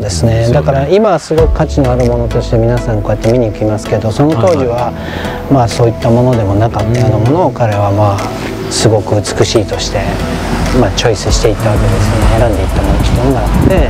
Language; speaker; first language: Japanese; native; Japanese